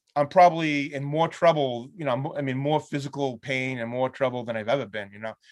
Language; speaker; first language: English; native; English